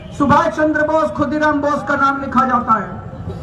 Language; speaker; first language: Hindi; native; Hindi